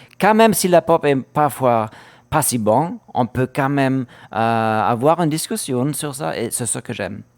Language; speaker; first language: French; non-native, fluent; German